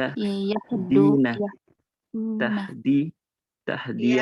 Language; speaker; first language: Arabic; non-native, learner; Indonesian